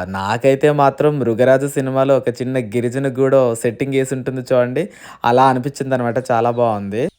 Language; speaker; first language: Telugu; native; Telugu